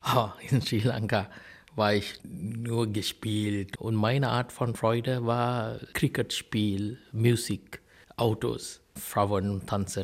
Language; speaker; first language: German; non-native, fluent; Sinhala